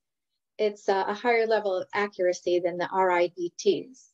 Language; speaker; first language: English; native; English